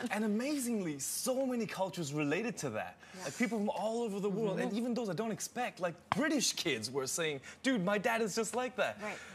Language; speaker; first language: English; native; English